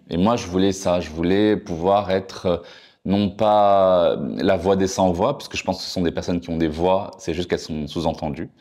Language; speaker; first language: French; non-native, local second language; Arabic